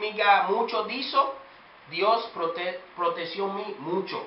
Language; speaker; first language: Spanish; non-native, learner; English